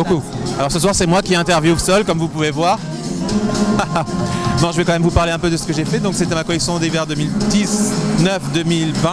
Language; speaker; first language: French; native; French